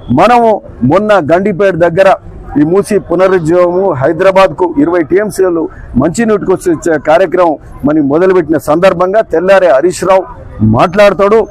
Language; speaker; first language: Telugu; native; Telugu